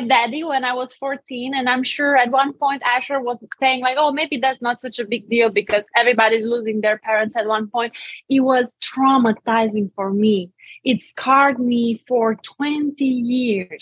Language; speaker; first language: English; non-native, fluent; Romanian